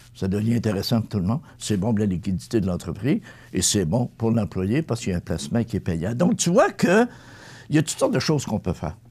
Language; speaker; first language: French; native; French